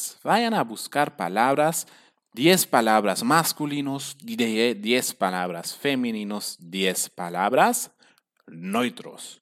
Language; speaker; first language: Spanish; non-native, fluent; German